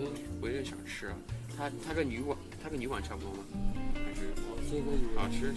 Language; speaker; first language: Chinese; non-native, fluent; English